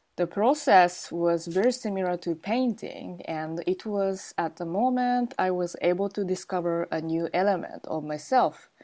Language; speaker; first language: English; non-native, learner; Japanese